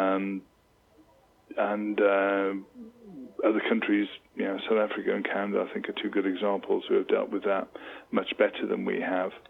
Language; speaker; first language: English; native; English